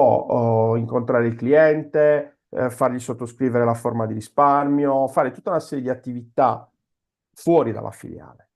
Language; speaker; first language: Italian; native; Italian